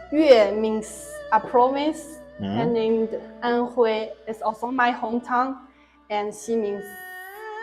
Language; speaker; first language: English; non-native, learner; Chinese